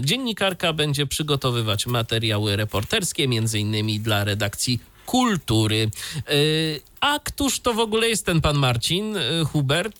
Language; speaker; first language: Polish; native; Polish